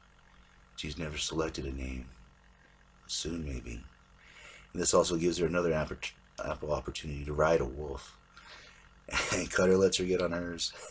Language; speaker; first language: English; native; English